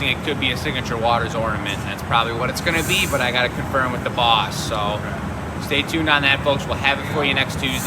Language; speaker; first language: English; native; English